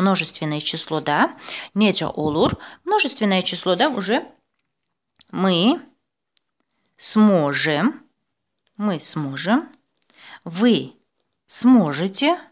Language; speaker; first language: Russian; non-native, local second language; Azerbaijani